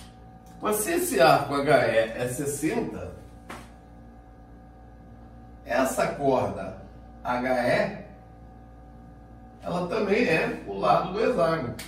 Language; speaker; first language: Portuguese; native; Portuguese